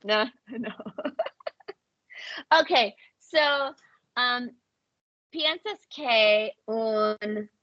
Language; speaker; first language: Spanish; non-native, learner; English